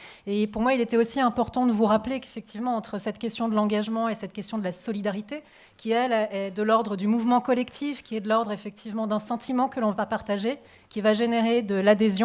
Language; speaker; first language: French; native; French